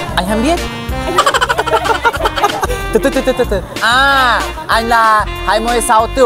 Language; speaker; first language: Vietnamese; non-native, learner; English